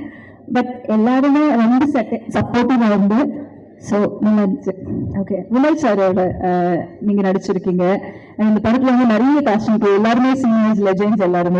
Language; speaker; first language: Tamil; non-native, learner; Malayalam